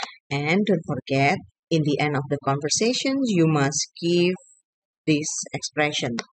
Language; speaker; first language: English; non-native, fluent; Indonesian